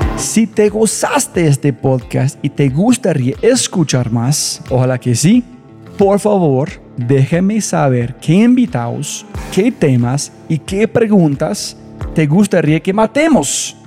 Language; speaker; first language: Spanish; non-native, fluent; English